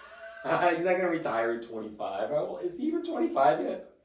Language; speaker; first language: English; native; English